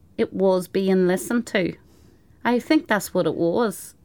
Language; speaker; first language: English; native; English